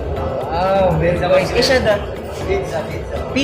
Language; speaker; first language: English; non-native, local second language; Filipino